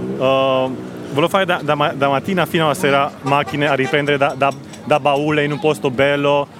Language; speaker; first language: Italian; non-native, learner; Romanian